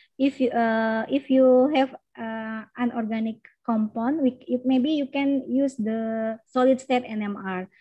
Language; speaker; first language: English; non-native, learner; Indonesian